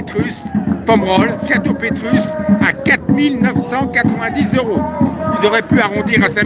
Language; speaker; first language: French; native; French